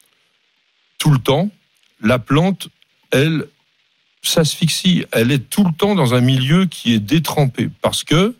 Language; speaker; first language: French; native; French